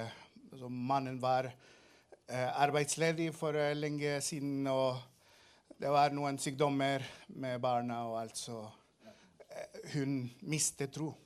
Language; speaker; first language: Norwegian; non-native, fluent; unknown